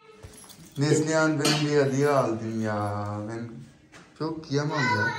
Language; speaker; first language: Turkish; non-native, learner; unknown